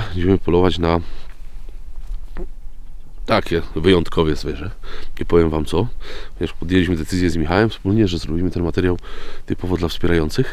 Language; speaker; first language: Polish; native; Polish